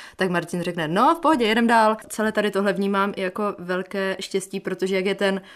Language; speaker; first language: Czech; native; Czech